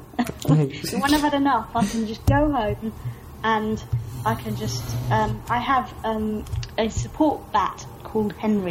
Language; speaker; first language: English; native; English